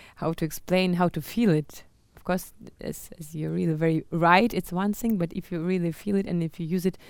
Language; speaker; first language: English; non-native, fluent; Russian